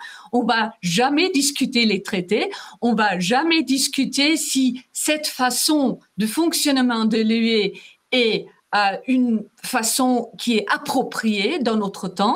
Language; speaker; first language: French; non-native, fluent; German